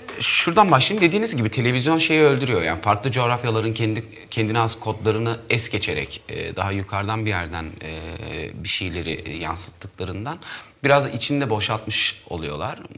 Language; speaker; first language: Turkish; native; Turkish